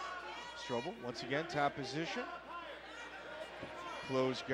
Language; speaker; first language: English; native; English